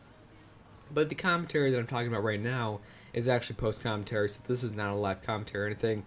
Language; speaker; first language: English; native; English